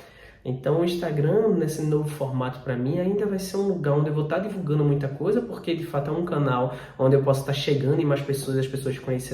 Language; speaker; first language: Portuguese; native; Portuguese